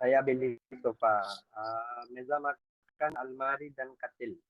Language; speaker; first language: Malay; non-native, learner; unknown